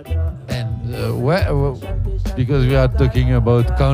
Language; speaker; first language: English; non-native, learner; French